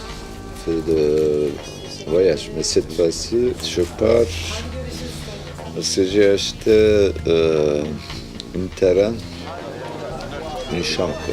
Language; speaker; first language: French; non-native, learner; Turkish